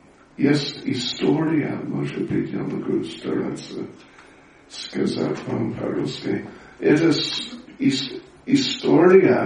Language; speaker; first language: Russian; non-native, learner; English